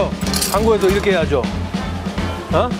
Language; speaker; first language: Korean; non-native, fluent; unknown